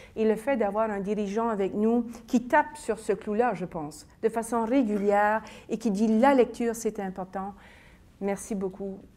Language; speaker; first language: French; native; French